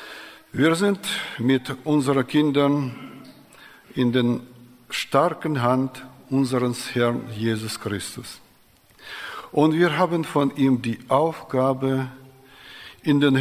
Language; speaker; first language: German; non-native, fluent; Russian